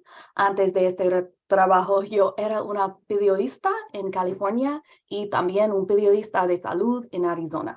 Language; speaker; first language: Spanish; non-native, learner; English